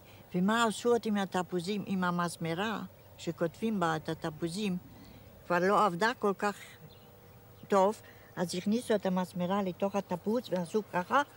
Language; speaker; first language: Hebrew; non-native, fluent; German